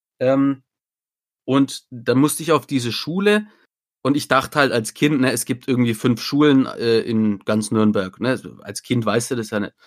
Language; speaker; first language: German; native; German